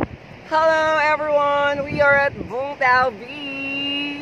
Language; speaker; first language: English; non-native, fluent; Filipino